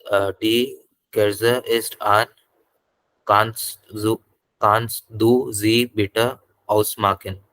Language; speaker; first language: German; non-native, learner; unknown